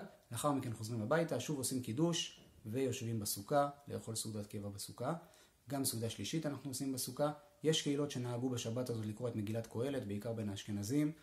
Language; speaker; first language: Hebrew; native; Hebrew